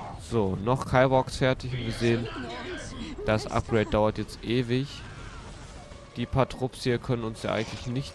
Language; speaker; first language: German; native; German